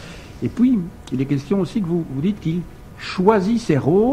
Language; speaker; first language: French; native; French